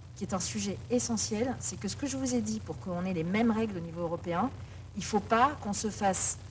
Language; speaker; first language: French; native; French